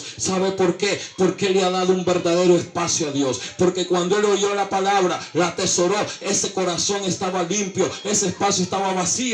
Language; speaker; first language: Spanish; native; Spanish